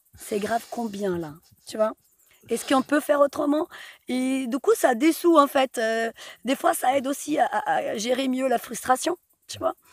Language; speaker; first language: French; non-native, fluent; Portuguese